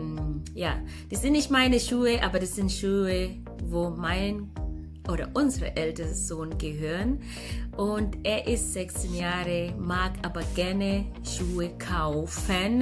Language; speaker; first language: German; non-native, fluent; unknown